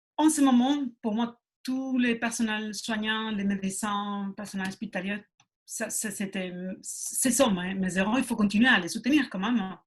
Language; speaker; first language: French; non-native, fluent; Spanish